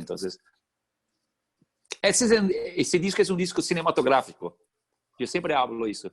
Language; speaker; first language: Spanish; non-native, fluent; Portuguese